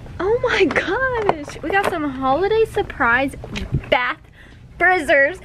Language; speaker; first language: English; native; English